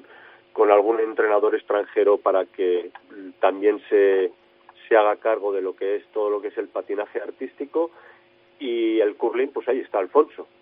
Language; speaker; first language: Spanish; native; Spanish